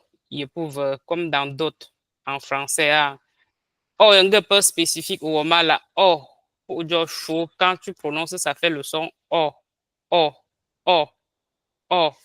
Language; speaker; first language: French; non-native, local second language; Ghomala